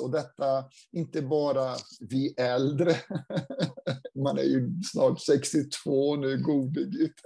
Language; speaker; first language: Swedish; non-native, fluent; Portuguese